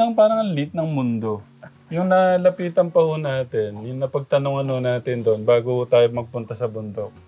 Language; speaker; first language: Filipino; native; Filipino